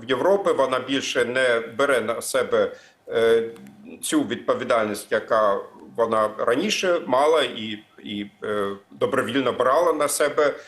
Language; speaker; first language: Ukrainian; non-native, fluent; German